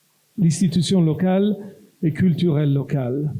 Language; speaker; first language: French; non-native, local second language; Italian